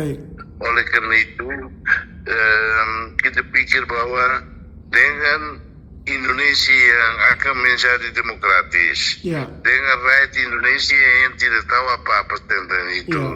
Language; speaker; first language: Indonesian; non-native, fluent; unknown